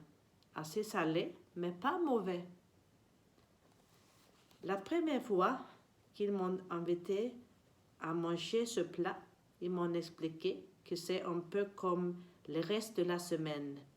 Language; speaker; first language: French; non-native, learner; Swedish